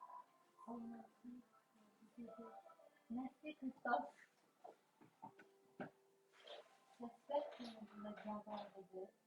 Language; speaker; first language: French; non-native, learner; Chinese